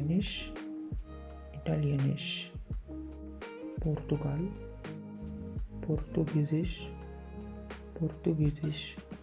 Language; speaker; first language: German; non-native, fluent; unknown